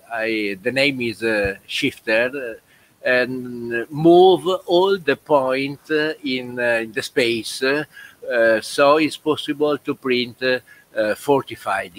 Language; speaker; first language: English; non-native, learner; Italian